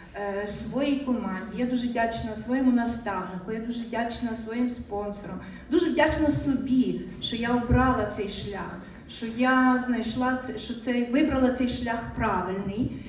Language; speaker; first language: Ukrainian; native; Ukrainian